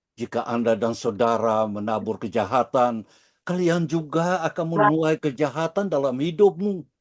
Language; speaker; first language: Indonesian; early bilingual, heritage; Dutch